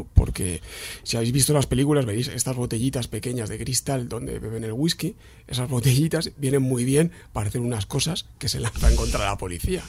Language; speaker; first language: Spanish; native; Spanish